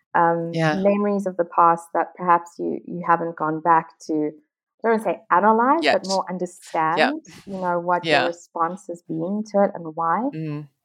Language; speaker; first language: English; native; English